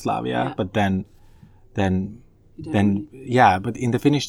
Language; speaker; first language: English; non-native, fluent; Finnish